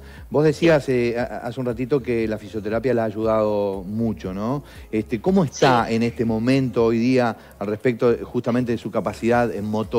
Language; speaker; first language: Spanish; native; Spanish